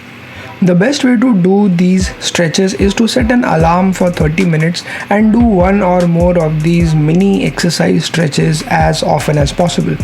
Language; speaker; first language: English; non-native, local second language; Hindi